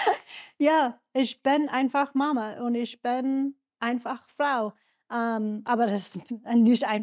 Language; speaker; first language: German; non-native, learner; English